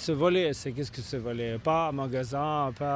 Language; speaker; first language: French; non-native, learner; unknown